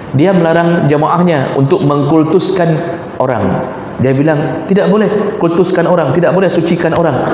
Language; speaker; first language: Malay; non-native, local second language; Achinese